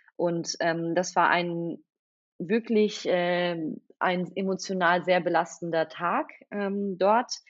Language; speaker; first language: German; native; German